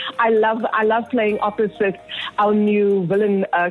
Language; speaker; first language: English; native; English